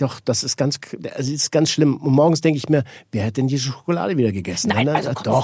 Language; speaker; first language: German; native; German